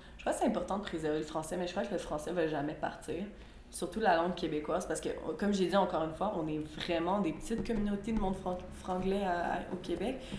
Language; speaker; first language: French; native; French